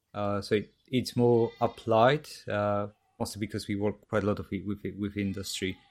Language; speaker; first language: English; non-native, fluent; Polish